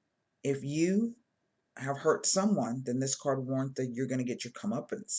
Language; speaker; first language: English; native; English